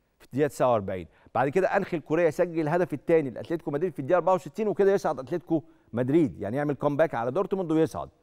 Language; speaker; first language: Arabic; native; Arabic